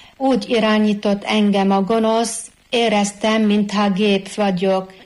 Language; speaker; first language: Hungarian; non-native, fluent; Arabic